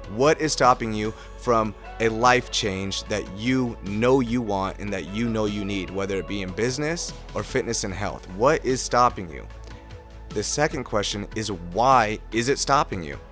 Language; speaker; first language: English; native; English